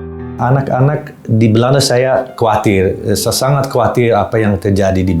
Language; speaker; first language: Indonesian; non-native, fluent; Dutch